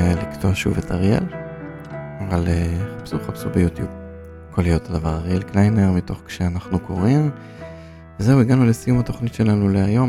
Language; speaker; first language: Hebrew; native; Hebrew